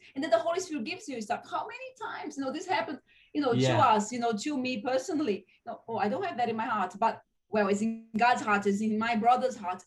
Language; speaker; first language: English; non-native, fluent; Portuguese